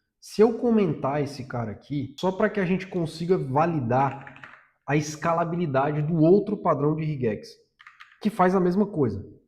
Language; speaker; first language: Portuguese; native; Portuguese